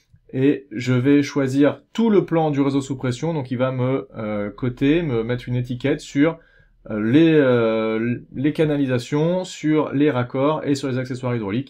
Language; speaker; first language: French; native; French